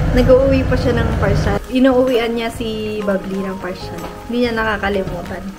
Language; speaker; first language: Filipino; native; Filipino